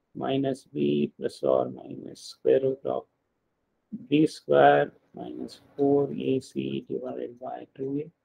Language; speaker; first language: English; non-native, local second language; Kannada